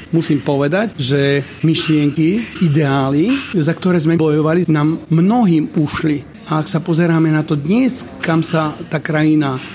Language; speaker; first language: Slovak; native; Slovak